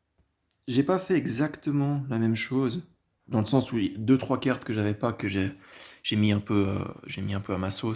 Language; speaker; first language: French; native; French